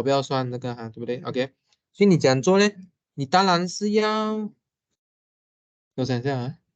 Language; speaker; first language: Chinese; native; Chinese